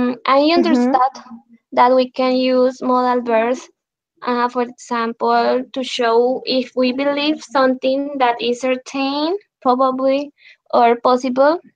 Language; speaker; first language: English; non-native, learner; Spanish